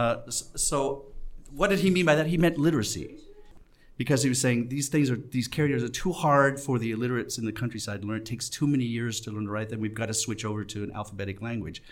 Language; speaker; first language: English; native; English